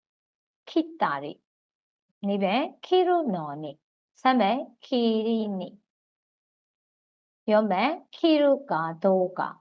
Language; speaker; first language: Japanese; non-native, fluent; Burmese